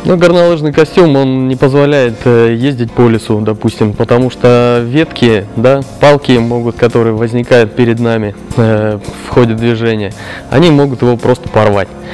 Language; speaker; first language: Russian; native; Russian